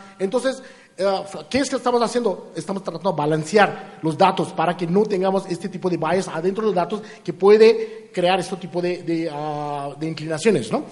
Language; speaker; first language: Spanish; non-native, fluent; Marathi